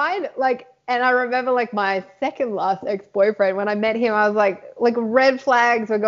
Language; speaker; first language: English; native; English